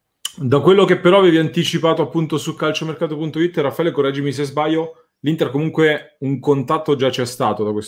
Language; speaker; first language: Italian; native; Italian